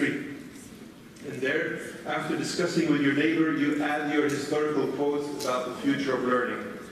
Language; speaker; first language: English; non-native, fluent; Dutch